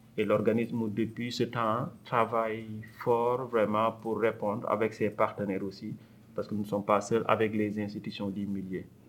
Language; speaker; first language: French; non-native, local second language; Wolof